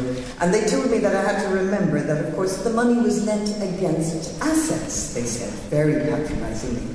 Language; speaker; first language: English; native; English